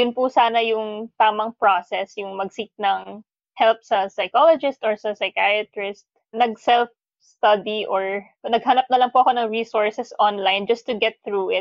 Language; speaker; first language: English; non-native, local second language; Filipino